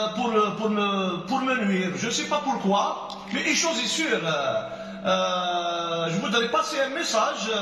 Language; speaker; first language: French; non-native, local second language; Arabic